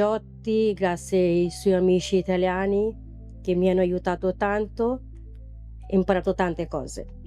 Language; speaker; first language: Italian; non-native, fluent; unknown